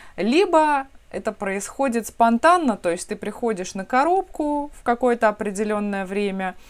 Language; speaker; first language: Russian; native; Russian